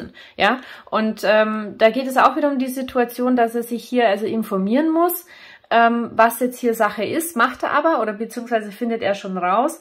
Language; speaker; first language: German; native; German